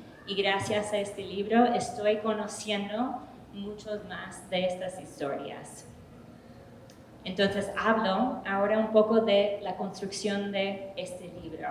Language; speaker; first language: Spanish; early bilingual, heritage; English